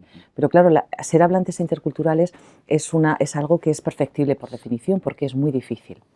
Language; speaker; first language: Spanish; native; Spanish